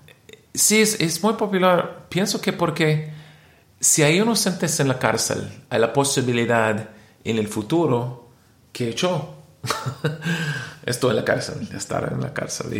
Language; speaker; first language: Spanish; non-native, learner; English